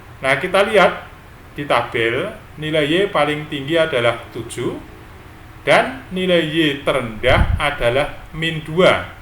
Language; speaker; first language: Indonesian; native; Indonesian